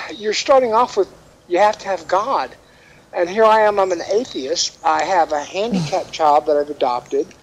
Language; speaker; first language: English; native; English